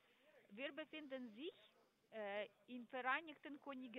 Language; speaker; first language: German; non-native, learner; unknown